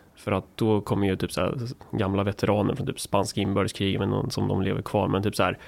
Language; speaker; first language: Swedish; native; Swedish